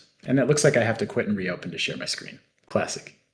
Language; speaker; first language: English; native; English